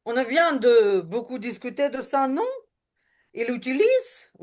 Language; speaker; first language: French; non-native, learner; Ukrainian